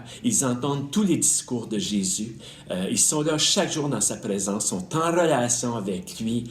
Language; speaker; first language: French; native; French